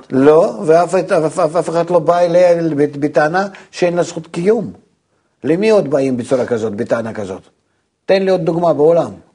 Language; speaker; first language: Hebrew; non-native, fluent; Russian